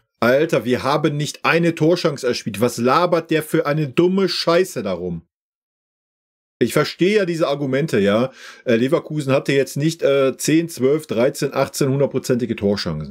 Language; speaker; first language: German; native; German